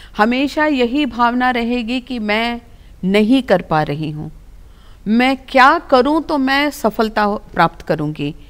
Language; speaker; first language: Hindi; non-native, local second language; Telugu